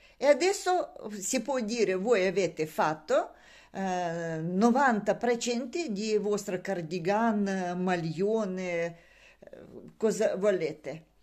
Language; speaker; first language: Italian; non-native, learner; Russian